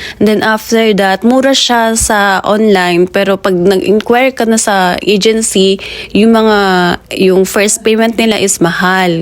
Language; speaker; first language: Filipino; native; Filipino